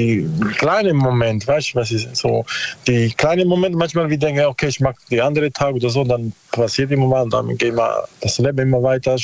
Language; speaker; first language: German; non-native, learner; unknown